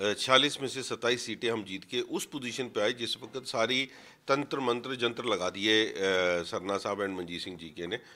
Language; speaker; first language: Hindi; non-native, local second language; Punjabi